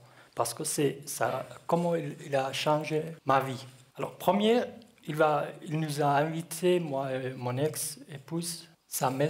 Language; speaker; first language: French; non-native, learner; Kurdish